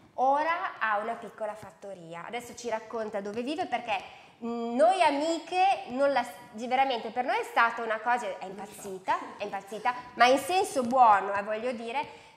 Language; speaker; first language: Italian; native; Italian